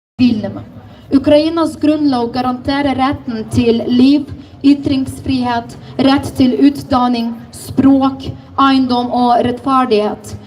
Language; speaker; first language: Norwegian; non-native, fluent; Ukrainian